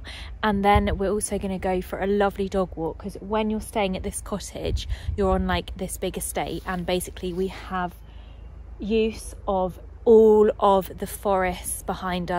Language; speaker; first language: English; native; English